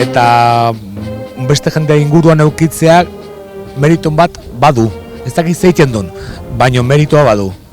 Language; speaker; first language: Basque; native; Basque